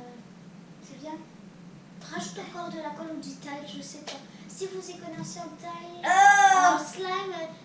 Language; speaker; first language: French; native; French